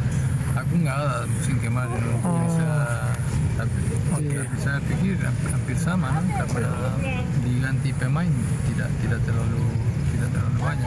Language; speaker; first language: Indonesian; non-native, fluent; Spanish